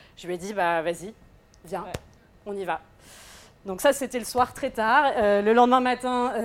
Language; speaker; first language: French; native; French